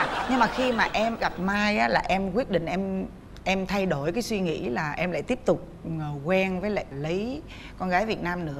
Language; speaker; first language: Vietnamese; native; Vietnamese